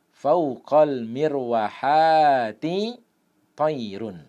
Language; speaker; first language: Arabic; non-native, fluent; Indonesian